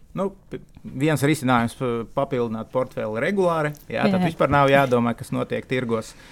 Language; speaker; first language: Latvian; non-native, local second language; Russian